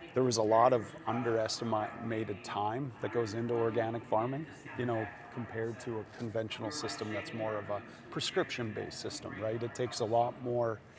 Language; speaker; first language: English; native; English